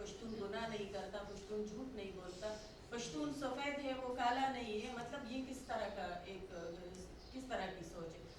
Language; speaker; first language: Urdu; non-native, local second language; Pashto